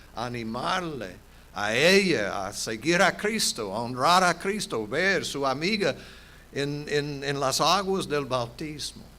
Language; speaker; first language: Spanish; non-native, fluent; English